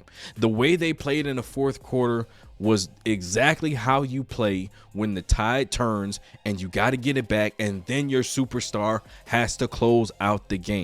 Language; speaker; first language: English; native; English